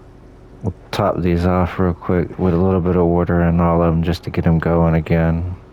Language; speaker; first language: English; native; English